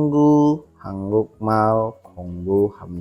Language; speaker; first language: Korean; non-native, learner; Indonesian